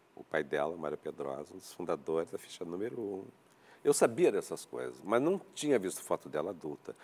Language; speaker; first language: Portuguese; native; Portuguese